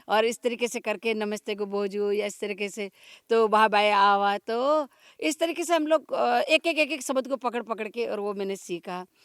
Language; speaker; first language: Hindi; non-native, local second language; Rajasthani